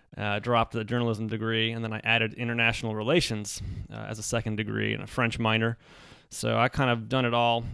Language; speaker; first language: English; early bilingual, other home language; Polish